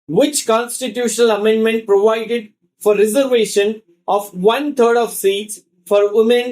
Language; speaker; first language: English; non-native, local second language; Tamil